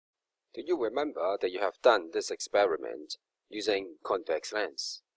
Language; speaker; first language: English; non-native, local second language; Cantonese